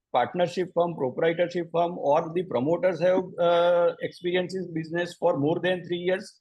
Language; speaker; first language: English; non-native, local second language; Gujarati